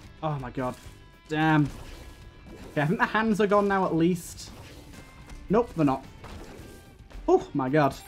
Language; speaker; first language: English; native; English